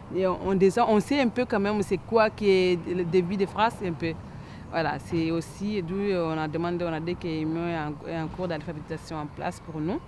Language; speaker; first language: French; non-native, learner; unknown